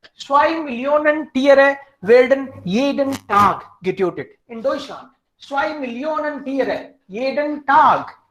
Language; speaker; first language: German; non-native, fluent; Hindi